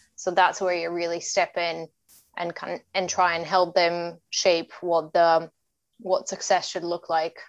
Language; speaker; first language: English; non-native, fluent; Bulgarian